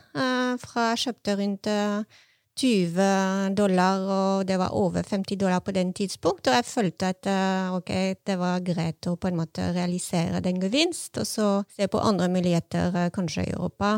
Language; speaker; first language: Norwegian; non-native, fluent; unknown